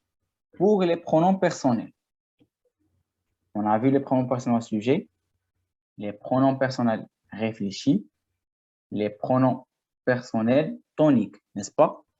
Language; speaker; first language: French; non-native, fluent; Arabic